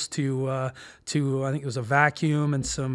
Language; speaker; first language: English; native; English